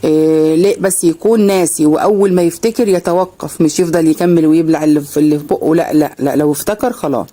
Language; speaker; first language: Arabic; native; Arabic